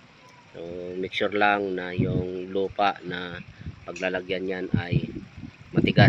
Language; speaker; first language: Filipino; native; Filipino